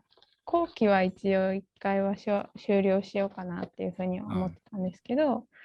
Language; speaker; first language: Japanese; native; Japanese